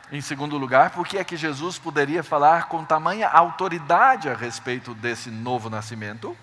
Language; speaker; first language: Portuguese; native; Portuguese